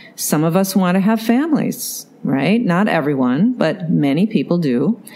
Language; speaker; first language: English; native; English